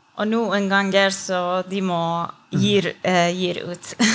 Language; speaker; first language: Norwegian; non-native, learner; Persian